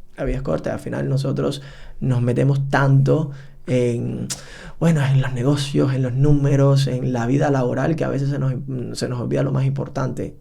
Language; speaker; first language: Spanish; native; Spanish